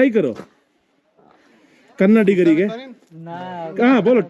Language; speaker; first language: Hindi; non-native, local second language; Kannada